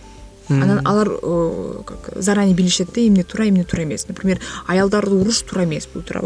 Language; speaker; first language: Kyrgyz; non-native, local second language; Russian